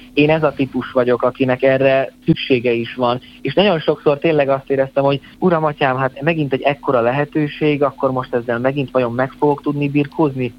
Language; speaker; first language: Hungarian; native; Hungarian